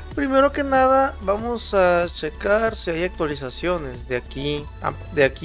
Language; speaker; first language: Spanish; native; Spanish